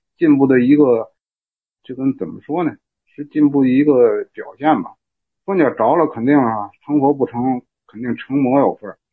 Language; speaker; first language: Chinese; native; Chinese